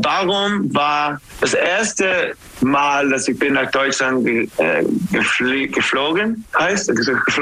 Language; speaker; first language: German; non-native, learner; English